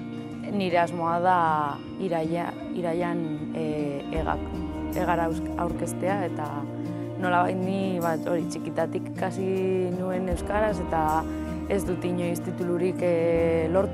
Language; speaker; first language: Basque; non-native, local second language; Spanish